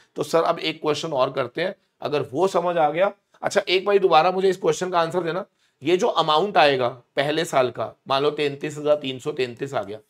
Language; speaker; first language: Hindi; native; Hindi